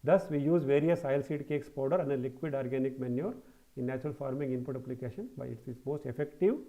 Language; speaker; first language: English; non-native, local second language; Kannada